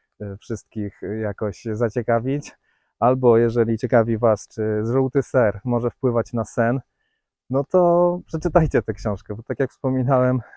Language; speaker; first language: Polish; native; Polish